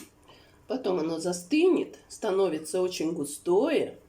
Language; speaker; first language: Russian; native; Russian